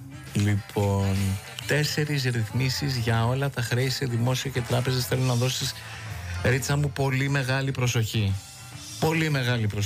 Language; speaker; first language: Greek; native; Greek